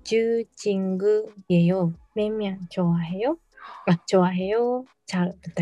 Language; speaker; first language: Korean; non-native, learner; Japanese